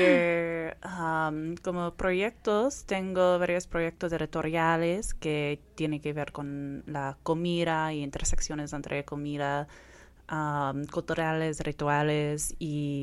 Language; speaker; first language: Spanish; non-native, fluent; English